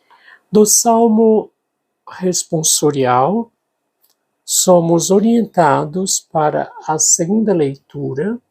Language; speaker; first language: Portuguese; native; Portuguese